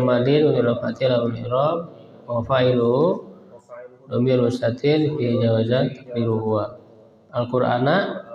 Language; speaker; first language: Arabic; non-native, fluent; Indonesian